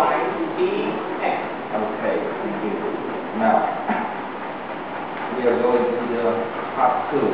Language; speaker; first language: English; non-native, learner; Vietnamese